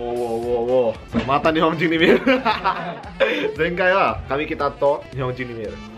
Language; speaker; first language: Japanese; non-native, fluent; Indonesian